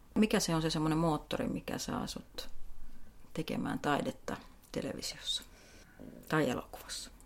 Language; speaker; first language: Finnish; native; Finnish